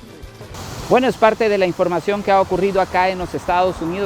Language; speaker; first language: Spanish; native; Spanish